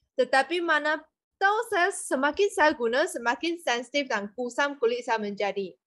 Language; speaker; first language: Malay; non-native, local second language; Chinese